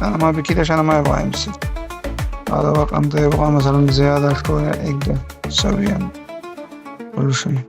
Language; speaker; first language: Arabic; non-native, learner; Urdu